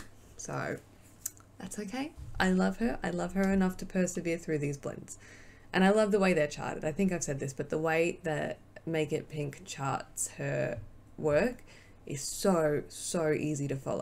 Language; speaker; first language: English; native; English